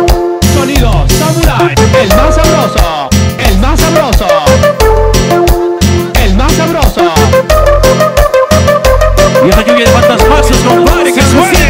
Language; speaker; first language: Spanish; native; Spanish